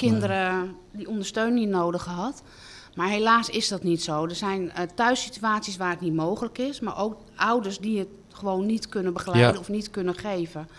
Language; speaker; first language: Dutch; native; Dutch